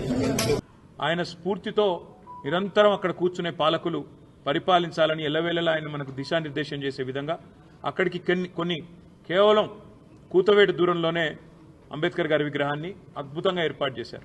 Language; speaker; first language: Telugu; native; Telugu